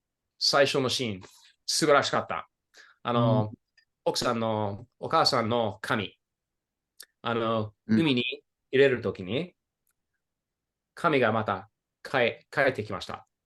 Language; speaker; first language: Japanese; non-native, fluent; English